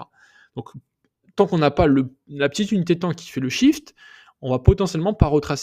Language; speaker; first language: French; native; French